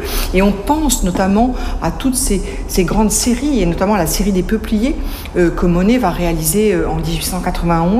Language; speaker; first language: French; native; French